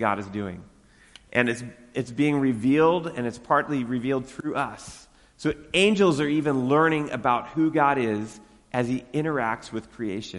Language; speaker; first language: English; native; English